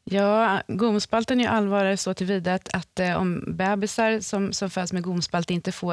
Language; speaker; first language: Swedish; native; Swedish